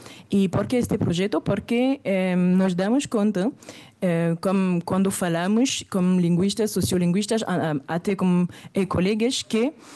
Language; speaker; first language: Portuguese; non-native, fluent; French